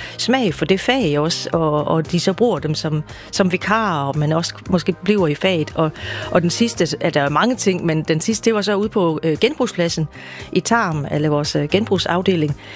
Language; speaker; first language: Danish; native; Danish